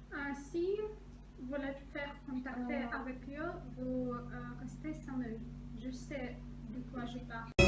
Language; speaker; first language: French; non-native, fluent; Russian